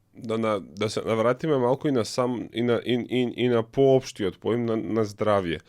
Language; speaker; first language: Macedonian; native; Macedonian